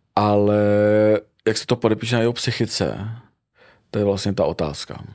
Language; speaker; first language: Czech; non-native, fluent; Armenian